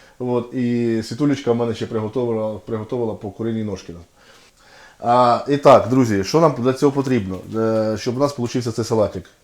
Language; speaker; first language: Ukrainian; non-native, local second language; Russian